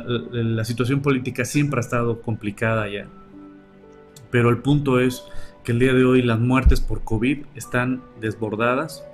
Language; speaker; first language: Spanish; native; Spanish